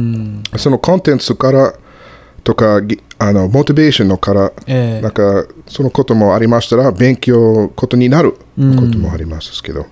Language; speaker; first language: Japanese; non-native, fluent; English